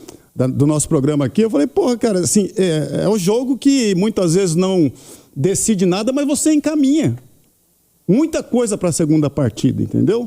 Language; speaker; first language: Portuguese; native; Portuguese